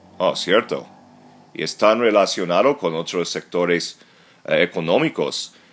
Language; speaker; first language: Spanish; non-native, fluent; English